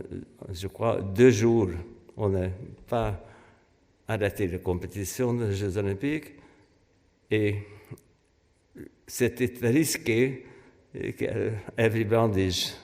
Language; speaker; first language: French; non-native, fluent; Hungarian